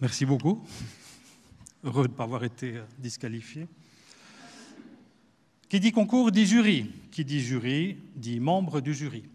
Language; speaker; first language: French; native; French